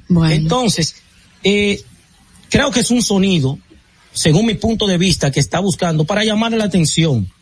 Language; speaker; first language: Spanish; native; Spanish